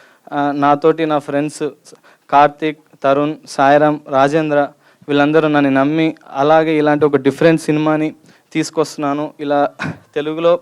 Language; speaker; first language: Telugu; native; Telugu